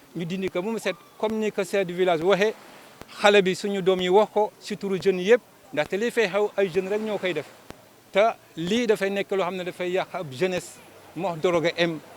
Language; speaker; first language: Wolof; native; Wolof